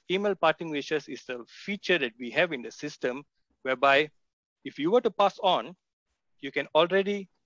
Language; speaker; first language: English; non-native, local second language; Tamil